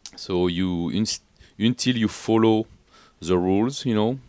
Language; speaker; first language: English; non-native, fluent; French